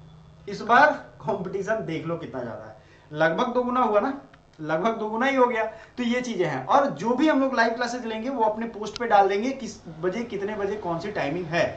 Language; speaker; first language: Hindi; native; Hindi